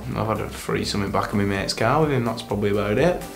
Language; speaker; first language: English; native; English